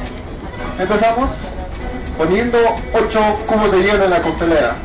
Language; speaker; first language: Spanish; native; Spanish